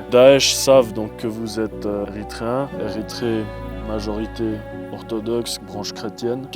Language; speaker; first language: French; native; French